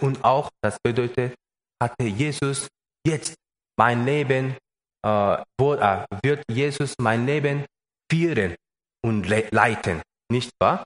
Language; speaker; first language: German; non-native, learner; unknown